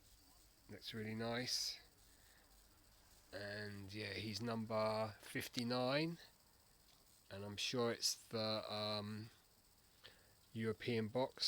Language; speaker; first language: English; native; English